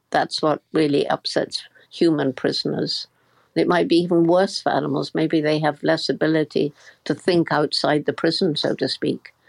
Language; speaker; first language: English; native; English